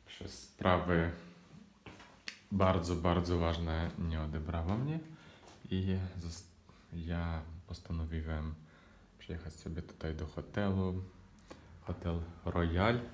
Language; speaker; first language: Polish; non-native, fluent; Ukrainian